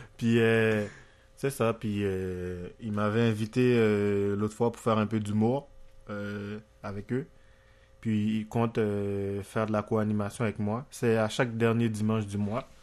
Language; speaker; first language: French; non-native, local second language; Haitian Creole